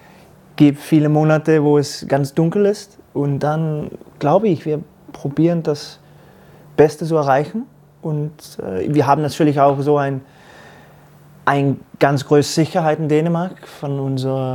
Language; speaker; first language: German; non-native, learner; Danish